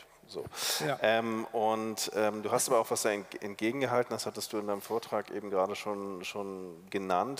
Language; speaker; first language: German; native; German